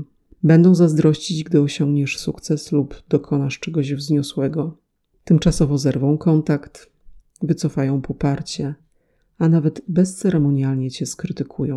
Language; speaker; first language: Polish; native; Polish